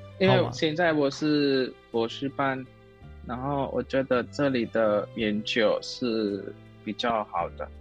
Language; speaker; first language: Chinese; non-native, learner; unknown